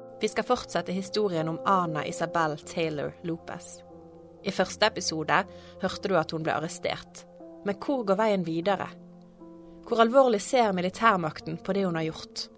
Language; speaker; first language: Norwegian; native; Norwegian